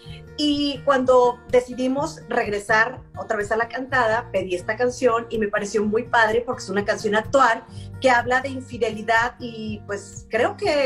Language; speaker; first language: Spanish; native; Spanish